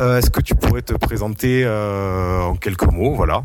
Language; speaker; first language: French; native; French